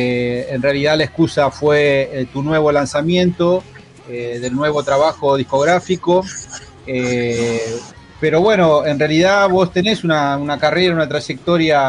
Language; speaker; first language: Spanish; native; Spanish